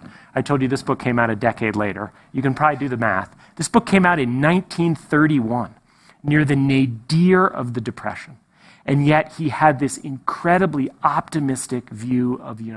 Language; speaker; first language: English; native; English